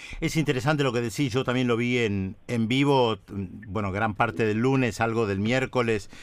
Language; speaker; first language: Spanish; native; Spanish